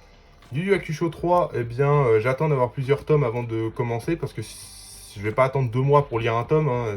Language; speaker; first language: French; native; French